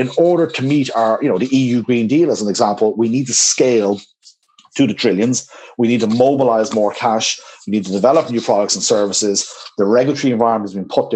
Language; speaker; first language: English; native; English